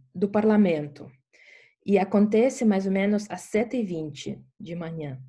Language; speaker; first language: Portuguese; non-native, fluent; Estonian